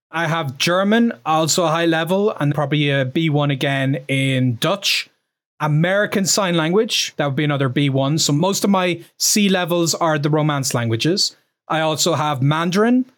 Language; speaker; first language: English; native; English